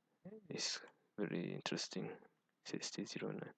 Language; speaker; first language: English; non-native, fluent; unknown